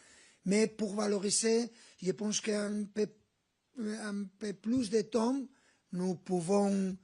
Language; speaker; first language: French; non-native, learner; Spanish